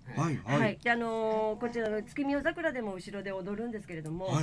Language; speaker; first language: Japanese; native; Japanese